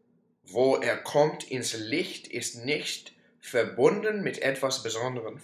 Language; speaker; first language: German; non-native, learner; English